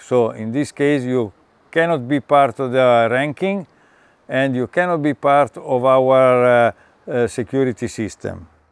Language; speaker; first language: English; non-native, fluent; Italian